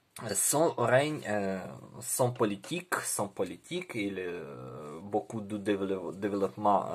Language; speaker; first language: French; non-native, learner; Ukrainian